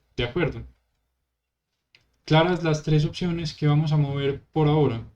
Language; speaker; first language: Spanish; native; Spanish